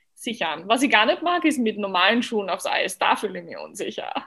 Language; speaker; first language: German; native; German